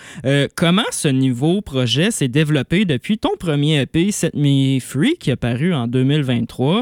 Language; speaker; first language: French; native; French